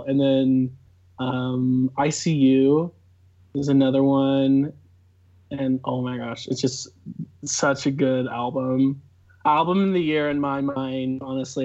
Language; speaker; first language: English; native; English